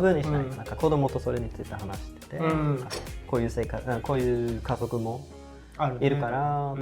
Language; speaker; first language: Japanese; non-native, fluent; Swedish